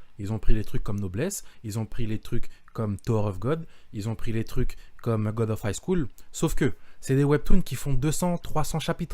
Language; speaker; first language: French; native; French